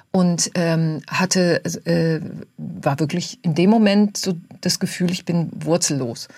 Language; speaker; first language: German; native; German